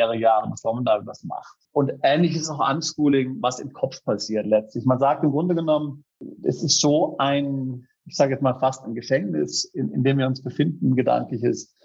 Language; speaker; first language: German; native; German